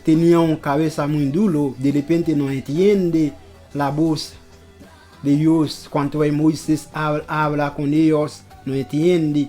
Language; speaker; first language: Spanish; non-native, local second language; Haitian Creole